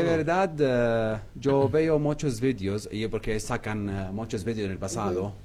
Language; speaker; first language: Spanish; non-native, learner; Arabic